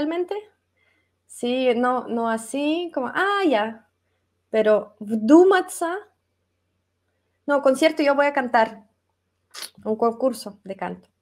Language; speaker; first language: Spanish; non-native, fluent; Russian